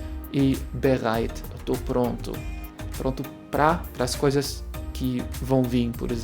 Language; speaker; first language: Portuguese; non-native, fluent; German